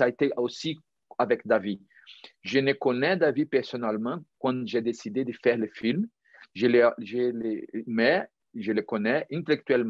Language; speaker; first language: French; non-native, fluent; Portuguese